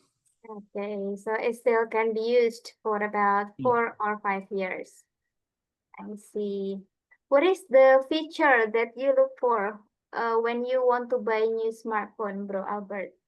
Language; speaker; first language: English; non-native, fluent; Indonesian